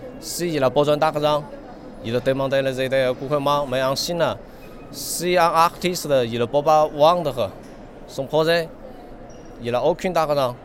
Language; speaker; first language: French; non-native, learner; Chinese